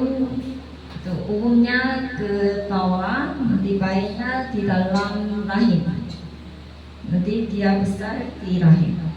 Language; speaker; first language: Indonesian; non-native, learner; Korean